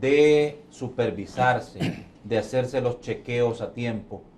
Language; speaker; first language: Spanish; native; Spanish